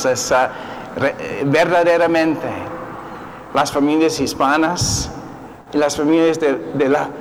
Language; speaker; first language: Spanish; non-native, learner; English